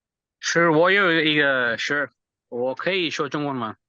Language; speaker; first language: Chinese; non-native, learner; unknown